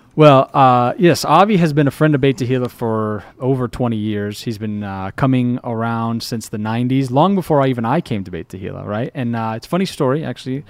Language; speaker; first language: English; native; English